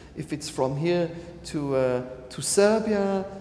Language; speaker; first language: English; non-native, fluent; Luxembourgish